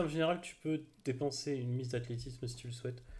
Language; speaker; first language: French; native; French